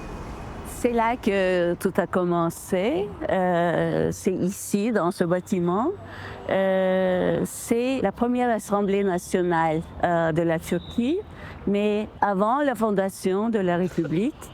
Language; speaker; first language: French; non-native, fluent; Turkish